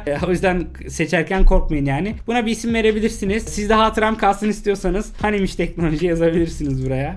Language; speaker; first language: Turkish; native; Turkish